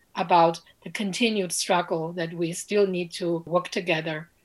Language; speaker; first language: English; non-native, fluent; Chinese